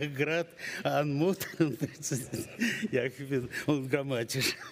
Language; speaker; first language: German; non-native, learner; Russian